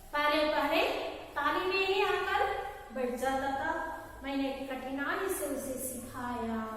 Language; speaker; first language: Hindi; non-native, local second language; Kannada